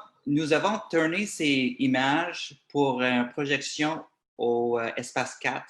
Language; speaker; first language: French; non-native, local second language; English